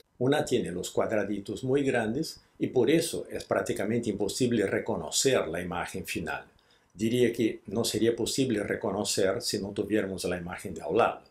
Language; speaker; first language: Spanish; non-native, fluent; Portuguese